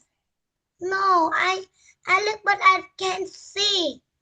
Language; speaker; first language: English; non-native, learner; Vietnamese